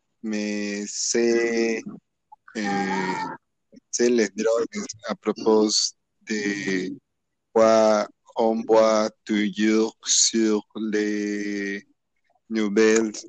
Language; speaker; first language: French; non-native, learner; Spanish